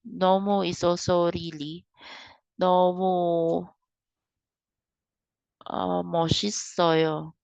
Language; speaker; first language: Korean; non-native, learner; Kinaray-a